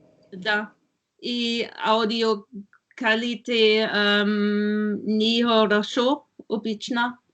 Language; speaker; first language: Russian; non-native, learner; German